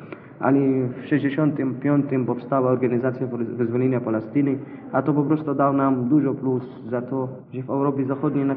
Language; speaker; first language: Polish; non-native, learner; Arabic